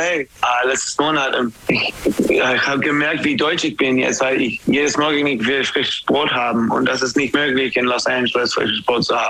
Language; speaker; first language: German; non-native, fluent; English